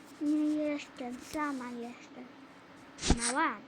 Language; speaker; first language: Polish; early bilingual, heritage; Polish